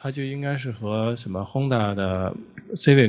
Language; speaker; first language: Chinese; native; Chinese